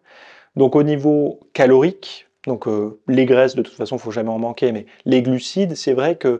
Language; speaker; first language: French; native; French